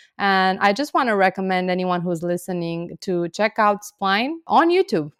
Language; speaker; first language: English; non-native, fluent; Romanian